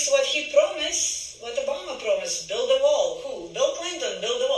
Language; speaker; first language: English; non-native, fluent; Ukrainian